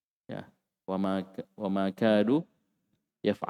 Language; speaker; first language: Arabic; non-native, fluent; Indonesian